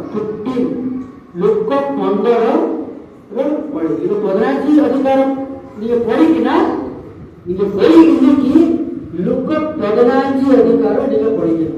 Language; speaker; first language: Tamil; non-native, learner; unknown